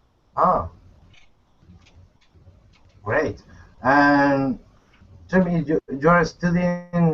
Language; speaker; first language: English; non-native, learner; Spanish